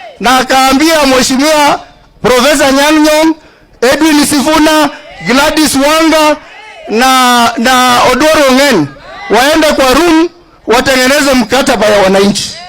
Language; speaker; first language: Swahili; native; Swahili